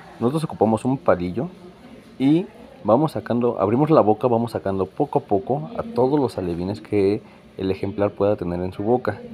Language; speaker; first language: Spanish; native; Spanish